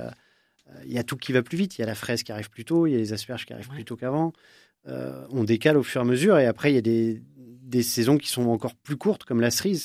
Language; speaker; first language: French; native; French